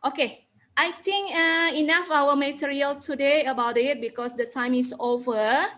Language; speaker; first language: English; non-native, learner; Indonesian